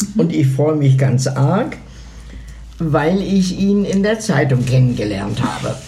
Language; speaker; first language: German; native; German